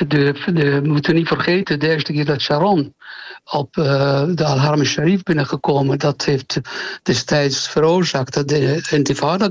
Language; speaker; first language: Dutch; non-native, fluent; Arabic